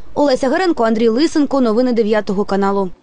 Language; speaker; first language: Ukrainian; native; Ukrainian